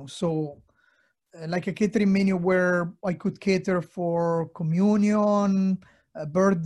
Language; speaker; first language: English; non-native, fluent; Italian